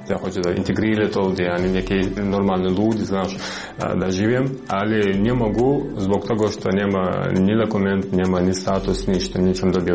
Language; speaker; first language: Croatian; non-native, learner; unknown